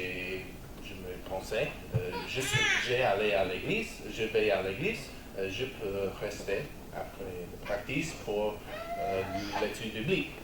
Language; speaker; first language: French; non-native, learner; English